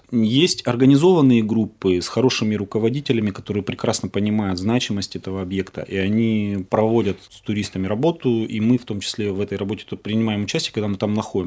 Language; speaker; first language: Russian; native; Russian